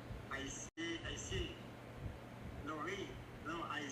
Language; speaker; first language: English; non-native, learner; Spanish